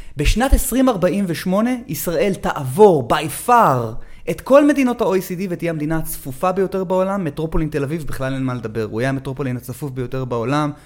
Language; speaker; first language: Hebrew; native; Hebrew